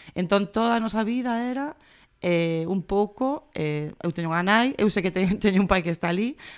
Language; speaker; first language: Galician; non-native, local second language; Spanish